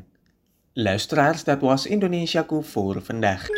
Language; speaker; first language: Dutch; non-native, fluent; Indonesian